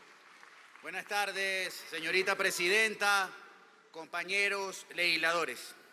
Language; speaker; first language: Spanish; native; Spanish